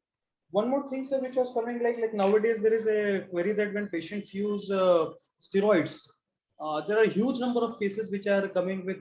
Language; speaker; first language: English; non-native, local second language; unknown